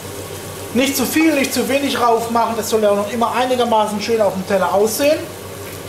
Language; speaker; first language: German; native; German